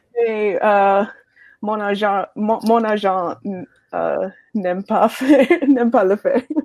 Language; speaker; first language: French; non-native, learner; English